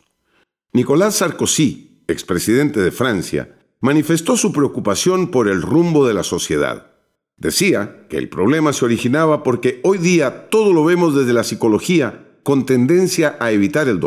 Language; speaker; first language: Spanish; native; Spanish